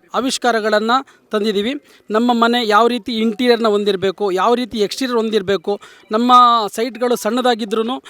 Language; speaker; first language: Kannada; native; Kannada